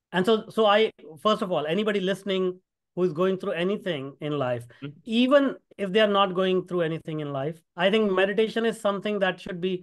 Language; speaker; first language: English; non-native, local second language; Hindi